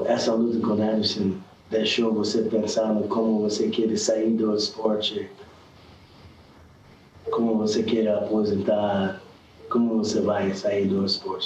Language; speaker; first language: Portuguese; non-native, fluent; English